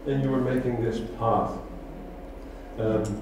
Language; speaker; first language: English; non-native, fluent; Dutch